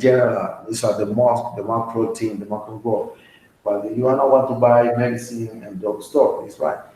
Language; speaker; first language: English; non-native, learner; Spanish